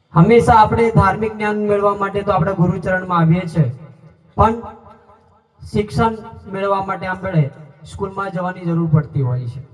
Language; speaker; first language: Gujarati; non-native, local second language; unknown